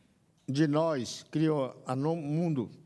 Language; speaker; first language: Portuguese; non-native, local second language; Yanomámi